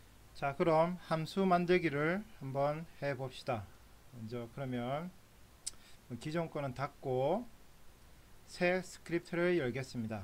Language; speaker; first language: Korean; native; Korean